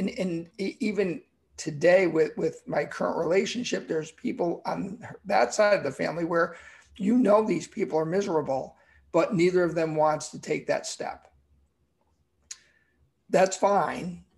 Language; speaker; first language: English; native; English